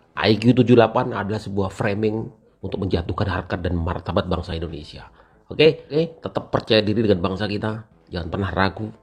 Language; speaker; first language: Indonesian; native; Indonesian